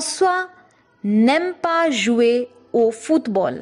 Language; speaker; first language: French; non-native, fluent; Hindi